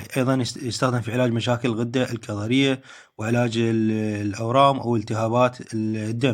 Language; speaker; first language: Arabic; native; Arabic